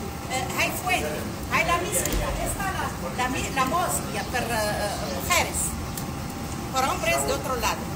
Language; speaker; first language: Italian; non-native, learner; Arabic